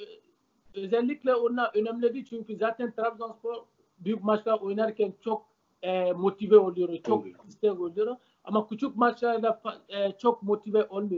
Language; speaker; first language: Turkish; non-native, learner; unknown